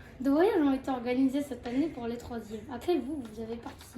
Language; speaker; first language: French; native; French